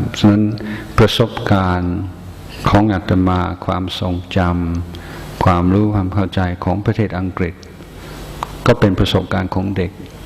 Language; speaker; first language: Thai; non-native, fluent; English